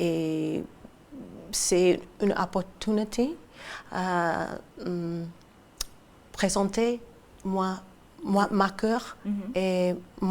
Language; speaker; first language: French; non-native, learner; English